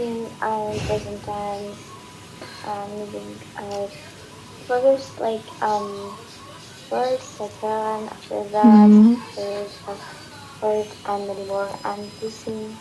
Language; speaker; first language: English; non-native, learner; Indonesian